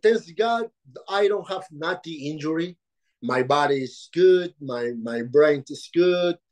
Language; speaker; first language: English; non-native, learner; Spanish